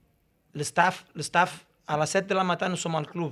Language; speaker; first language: French; non-native, learner; Portuguese